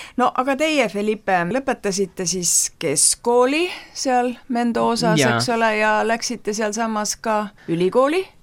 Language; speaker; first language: Estonian; native; Estonian